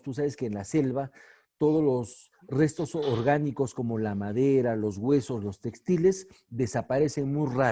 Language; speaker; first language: Spanish; native; Spanish